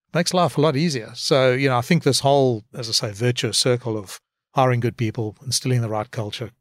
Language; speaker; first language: English; native; English